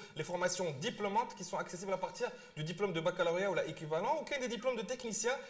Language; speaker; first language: French; non-native, local second language; Arabic